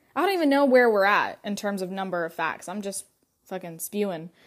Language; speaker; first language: English; early bilingual, other home language; Russian